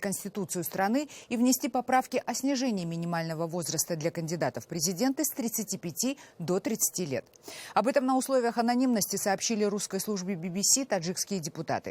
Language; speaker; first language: Russian; native; Russian